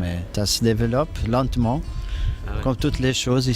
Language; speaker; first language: French; non-native, fluent; Portuguese